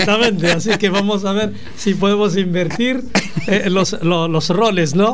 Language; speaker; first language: Spanish; non-native, fluent; Arabic